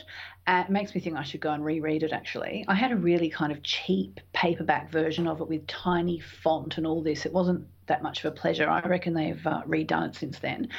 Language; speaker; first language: English; native; English